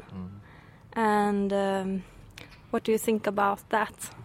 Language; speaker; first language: English; non-native, fluent; Swedish